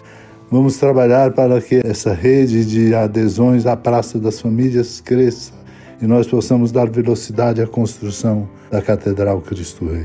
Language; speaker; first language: Portuguese; native; Portuguese